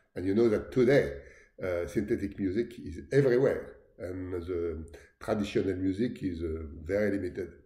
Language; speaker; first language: English; non-native, fluent; French